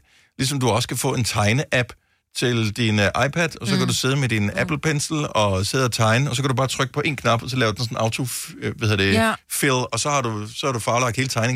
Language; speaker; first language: Danish; native; Danish